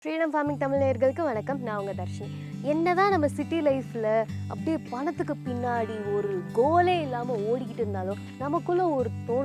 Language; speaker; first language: Tamil; native; Tamil